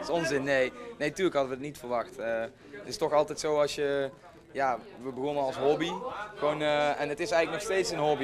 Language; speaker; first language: Dutch; native; Dutch